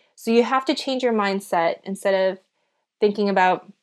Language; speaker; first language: English; early bilingual, other home language; Chinese